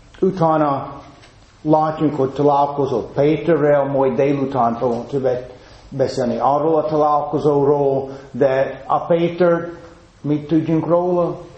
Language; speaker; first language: Hungarian; non-native, fluent; English